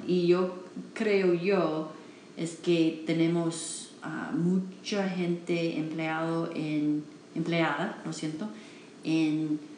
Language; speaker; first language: Spanish; non-native, learner; English